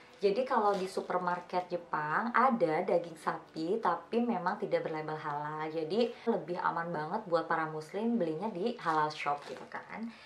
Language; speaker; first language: Indonesian; native; Indonesian